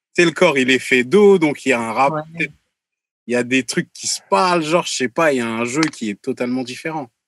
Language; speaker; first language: French; native; French